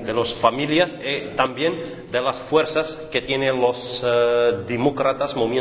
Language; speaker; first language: Spanish; non-native, fluent; Arabic